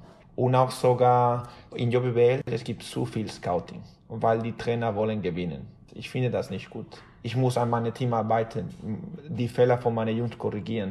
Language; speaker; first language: German; non-native, fluent; Spanish